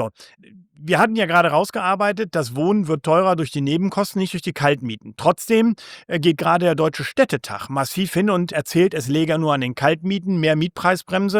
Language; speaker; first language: German; native; German